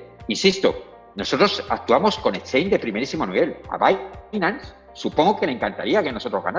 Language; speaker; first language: Spanish; native; Spanish